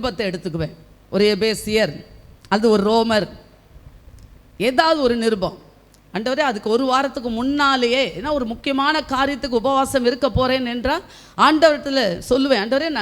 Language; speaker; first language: Tamil; native; Tamil